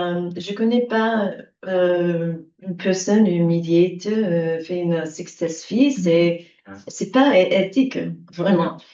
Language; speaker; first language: French; non-native, learner; English